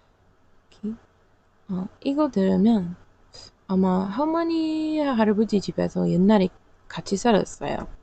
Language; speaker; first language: Korean; non-native, learner; English